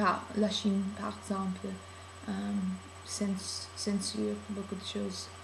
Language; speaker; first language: French; non-native, learner; English